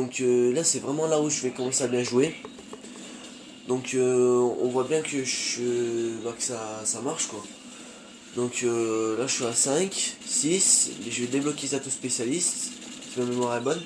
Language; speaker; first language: French; native; French